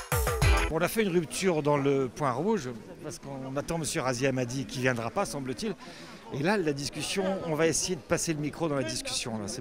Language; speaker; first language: French; native; French